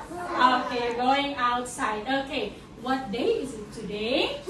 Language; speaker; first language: English; non-native, fluent; Filipino